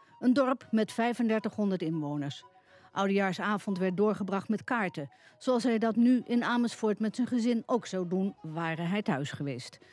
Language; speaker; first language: Dutch; native; Dutch